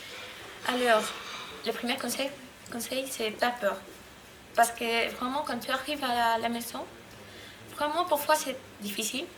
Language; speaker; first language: French; non-native, learner; Spanish